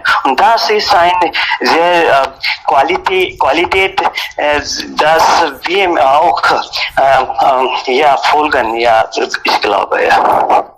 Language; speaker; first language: German; non-native, learner; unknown